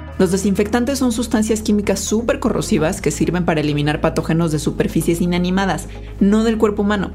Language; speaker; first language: Spanish; native; Spanish